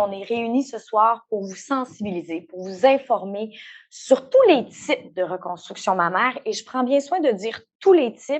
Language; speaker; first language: French; native; French